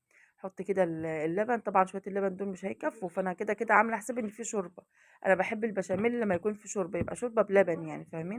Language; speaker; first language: Arabic; native; Arabic